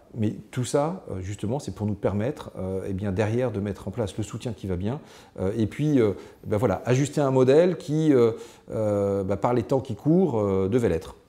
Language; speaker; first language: French; native; French